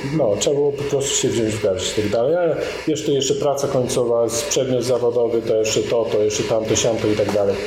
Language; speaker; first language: Polish; native; Polish